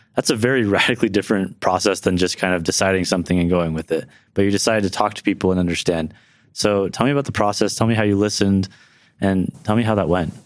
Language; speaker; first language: English; native; English